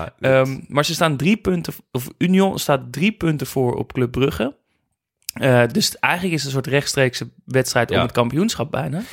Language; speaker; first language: Dutch; native; Dutch